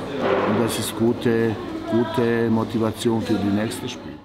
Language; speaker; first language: German; non-native, fluent; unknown